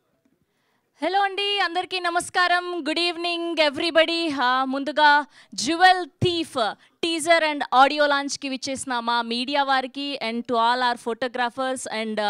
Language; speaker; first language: Telugu; native; Telugu